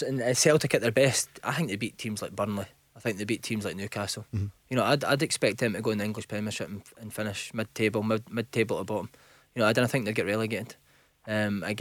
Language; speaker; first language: English; native; English